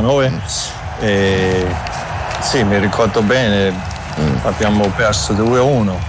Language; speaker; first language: Italian; non-native, fluent; German